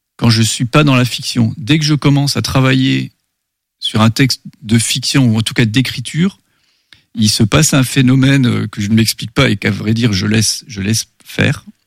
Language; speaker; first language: French; non-native, local second language; German